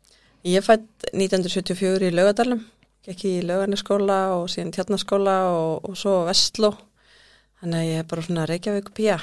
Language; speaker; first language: Icelandic; native; Icelandic